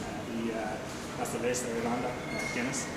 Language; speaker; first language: Spanish; non-native, learner; English